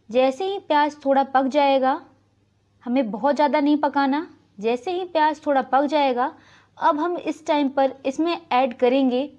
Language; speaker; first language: Hindi; native; Hindi